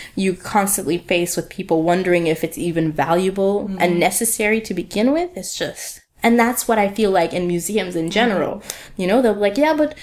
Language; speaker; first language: English; native; English